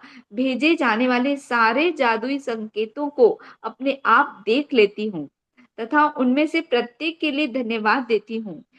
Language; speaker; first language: Hindi; native; Hindi